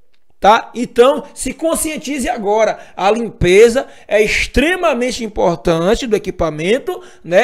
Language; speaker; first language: Portuguese; native; Portuguese